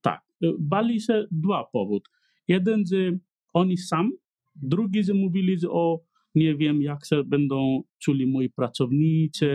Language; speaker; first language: Polish; non-native, learner; Nepali